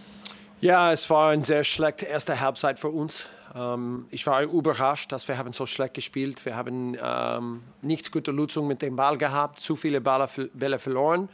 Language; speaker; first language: German; non-native, learner; English